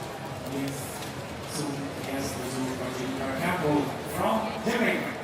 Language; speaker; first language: German; native; German